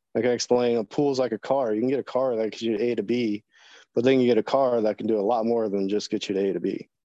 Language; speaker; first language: English; native; English